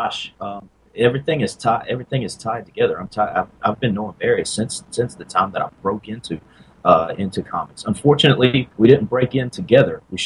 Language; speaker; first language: English; native; English